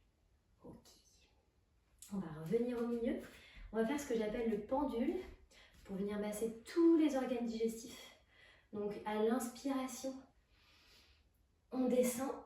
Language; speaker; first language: French; native; French